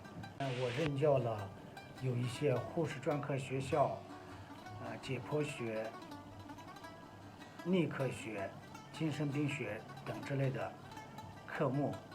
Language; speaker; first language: Chinese; non-native, local second language; Uyghur